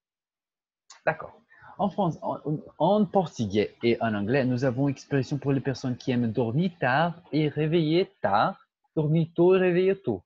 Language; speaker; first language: French; non-native, fluent; Portuguese